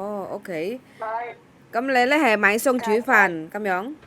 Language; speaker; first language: Cantonese; non-native, learner; Indonesian